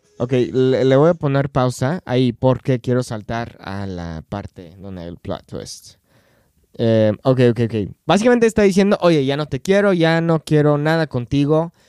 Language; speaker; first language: Spanish; non-native, fluent; English